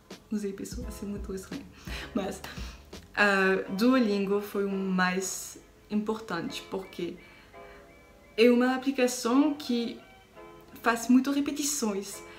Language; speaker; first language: Portuguese; non-native, learner; French